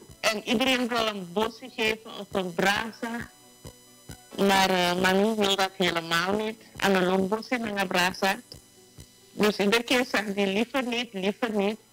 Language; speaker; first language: Dutch; native; Dutch